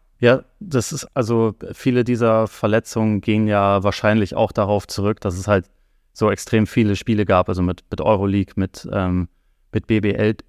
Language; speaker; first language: German; native; German